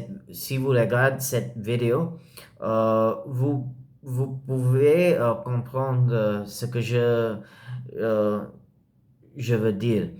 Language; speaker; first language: French; non-native, learner; English